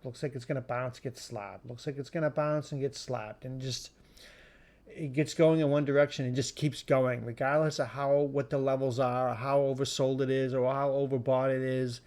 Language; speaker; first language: English; native; English